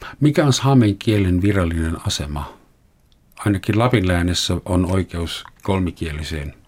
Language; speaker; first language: Finnish; non-native, fluent; German